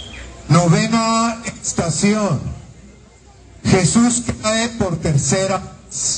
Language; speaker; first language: Spanish; native; Spanish